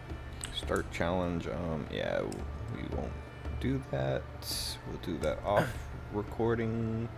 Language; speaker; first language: English; native; English